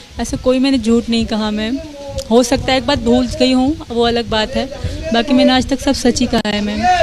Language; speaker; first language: Urdu; non-native, local second language; Sindhi